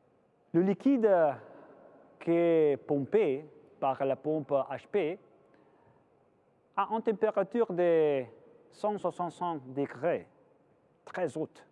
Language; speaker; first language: French; non-native, fluent; Italian